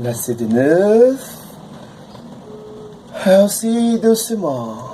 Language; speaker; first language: French; non-native, learner; Portuguese